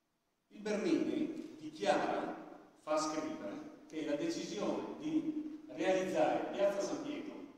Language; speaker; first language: Italian; native; Italian